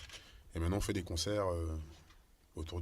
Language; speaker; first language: French; native; French